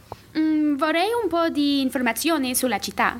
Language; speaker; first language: Italian; non-native, learner; English